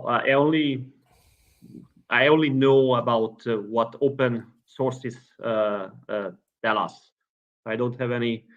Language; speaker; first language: English; non-native, fluent; Hungarian